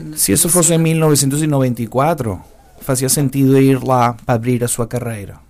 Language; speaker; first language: Portuguese; early bilingual, heritage; Portuguese